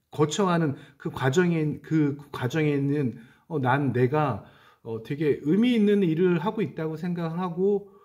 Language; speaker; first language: Korean; native; Korean